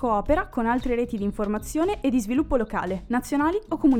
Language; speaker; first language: Italian; native; Italian